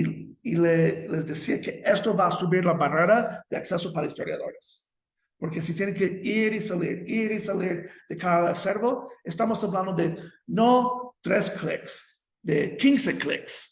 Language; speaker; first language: Spanish; non-native, fluent; English